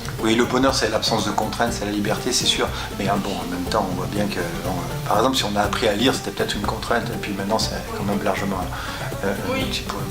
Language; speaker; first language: French; native; French